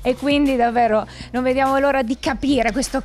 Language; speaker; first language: Italian; native; Italian